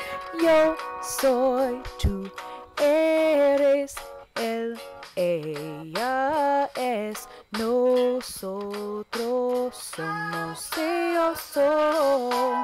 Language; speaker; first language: Spanish; non-native, learner; English